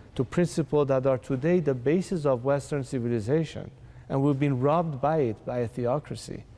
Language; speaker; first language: English; non-native, fluent; Persian